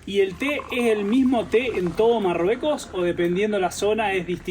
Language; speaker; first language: Spanish; native; Spanish